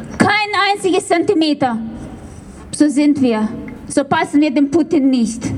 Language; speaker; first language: German; non-native, fluent; Ukrainian